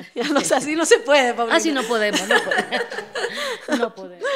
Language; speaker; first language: Spanish; native; Spanish